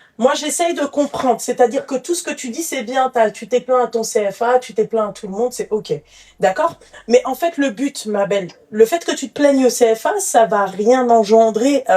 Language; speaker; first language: French; native; French